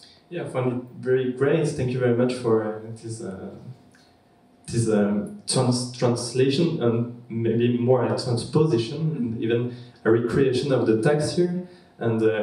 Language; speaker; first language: English; non-native, learner; French